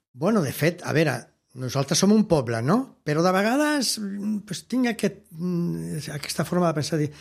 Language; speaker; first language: Catalan; non-native, local second language; Spanish